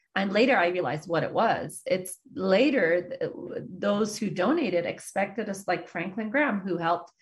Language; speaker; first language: English; early bilingual, other home language; Persian